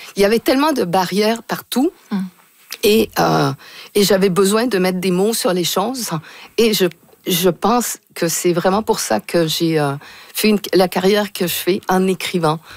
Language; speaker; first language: French; early bilingual, other home language; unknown